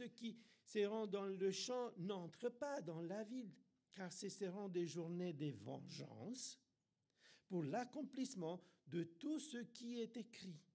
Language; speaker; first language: French; non-native, fluent; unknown